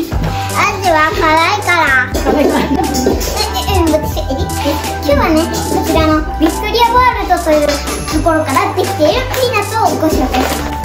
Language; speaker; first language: Japanese; native; Japanese